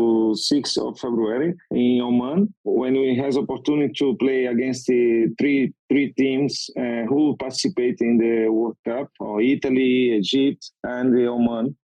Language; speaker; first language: English; non-native, learner; Portuguese